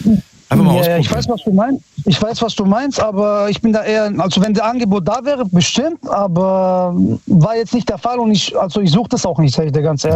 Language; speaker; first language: German; early bilingual, other home language; Italian